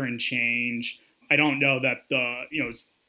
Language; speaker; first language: English; native; English